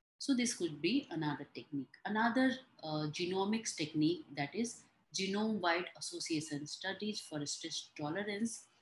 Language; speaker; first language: English; non-native, local second language; Hindi